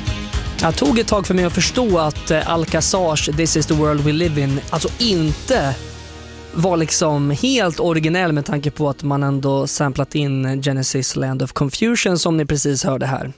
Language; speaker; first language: Swedish; native; Swedish